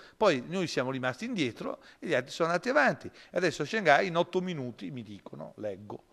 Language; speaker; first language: Italian; native; Italian